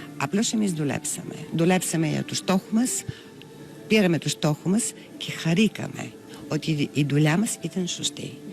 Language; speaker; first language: Greek; non-native, fluent; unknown